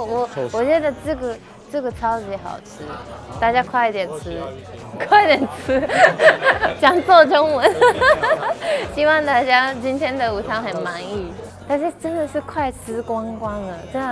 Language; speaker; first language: Chinese; non-native, fluent; Japanese